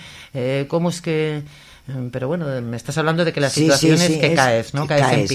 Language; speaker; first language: Spanish; native; Spanish